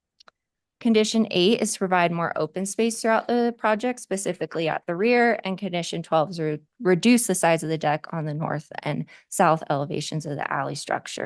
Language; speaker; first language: English; native; English